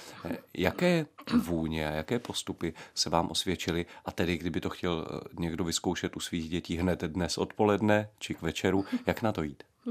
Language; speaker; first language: Czech; native; Czech